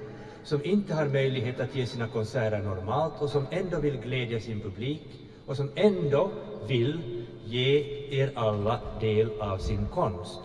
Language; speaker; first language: Swedish; native; Swedish